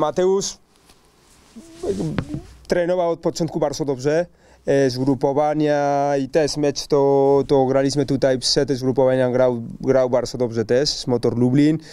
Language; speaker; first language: Polish; non-native, learner; Spanish